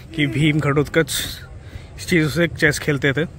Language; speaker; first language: Hindi; non-native, local second language; Bangla